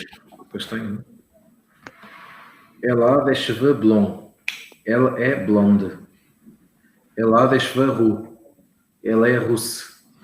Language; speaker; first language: French; non-native, learner; Portuguese